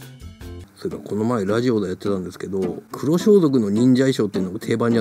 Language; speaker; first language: Japanese; native; Japanese